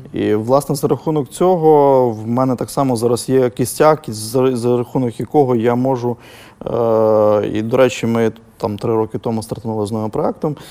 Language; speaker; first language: Ukrainian; native; Ukrainian